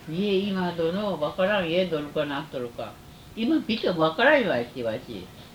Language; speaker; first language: Japanese; early bilingual, heritage; Japanese